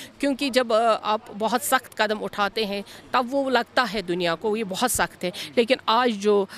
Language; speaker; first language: Hindi; non-native, local second language; Kashmiri